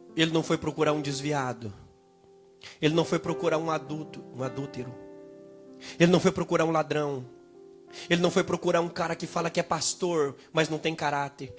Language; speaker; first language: Portuguese; native; Portuguese